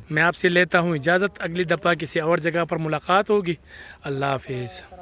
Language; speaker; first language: Urdu; non-native, local second language; Pashto